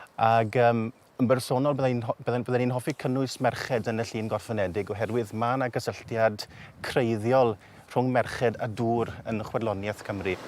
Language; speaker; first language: Welsh; native; Welsh